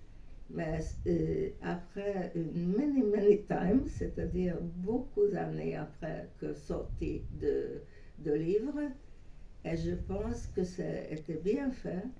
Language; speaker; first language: French; non-native, fluent; Hungarian